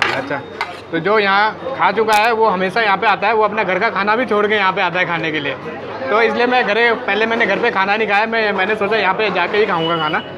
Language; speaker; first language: Hindi; native; Hindi